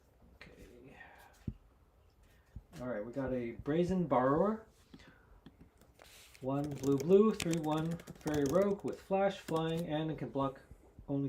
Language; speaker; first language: English; native; English